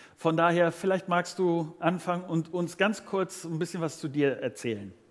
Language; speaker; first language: German; native; German